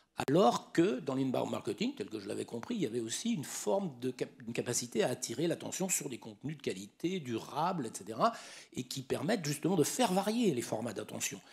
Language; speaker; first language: French; native; French